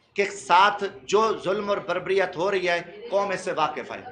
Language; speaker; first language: Urdu; native; Urdu